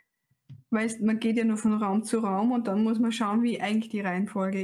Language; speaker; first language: German; native; German